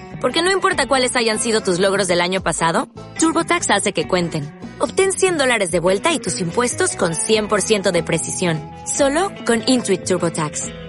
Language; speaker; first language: Spanish; non-native, learner; Persian